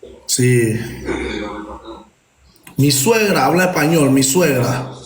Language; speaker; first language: Spanish; native; Spanish